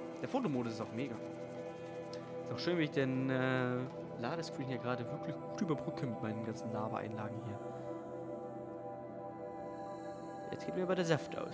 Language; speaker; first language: German; native; German